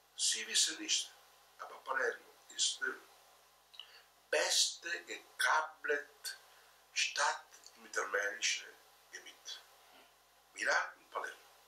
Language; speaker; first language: German; non-native, fluent; Italian